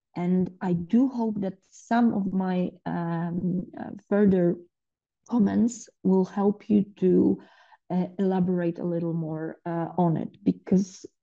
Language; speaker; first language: English; non-native, fluent; Polish